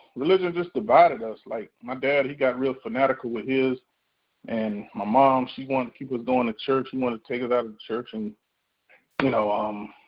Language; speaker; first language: English; native; English